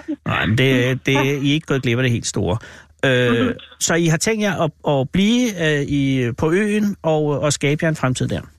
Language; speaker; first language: Danish; native; Danish